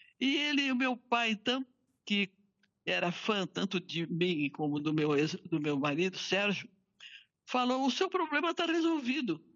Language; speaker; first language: Portuguese; native; Portuguese